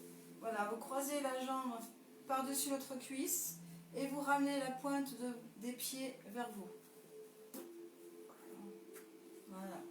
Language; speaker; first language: French; native; French